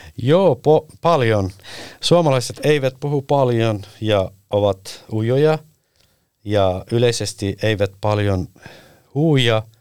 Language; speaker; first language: Finnish; non-native, fluent; Turkish